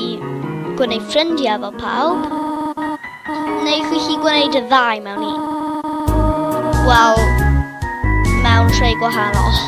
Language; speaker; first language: Welsh; non-native, local second language; English